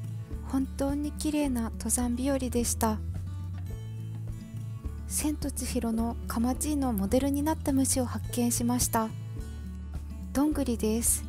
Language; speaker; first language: Japanese; non-native, fluent; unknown